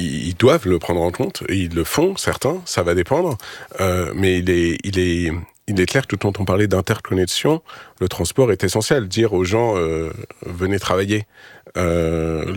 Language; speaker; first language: French; native; French